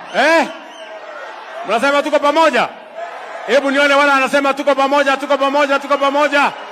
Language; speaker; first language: Swahili; native; Swahili